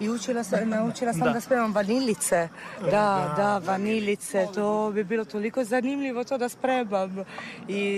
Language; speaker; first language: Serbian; non-native, fluent; Italian